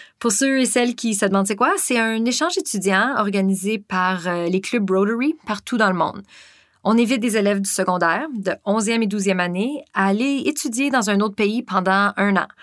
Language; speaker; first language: French; non-native, local second language; English